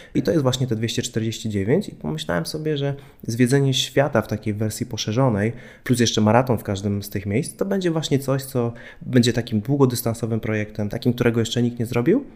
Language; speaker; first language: Polish; native; Polish